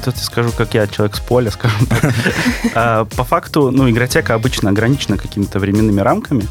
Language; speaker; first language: Russian; native; Russian